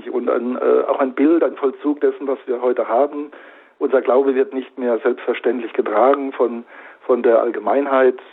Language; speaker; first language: German; native; German